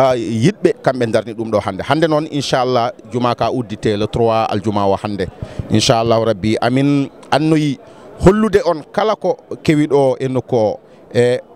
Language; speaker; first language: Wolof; non-native, local second language; Fula